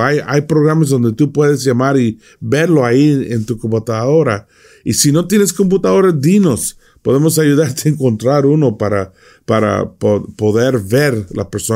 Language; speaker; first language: Spanish; non-native, fluent; English